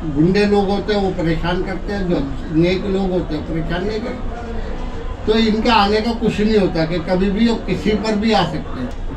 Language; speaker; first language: Hindi; native; Hindi